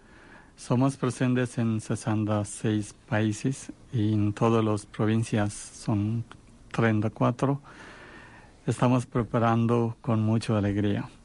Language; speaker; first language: Spanish; non-native, fluent; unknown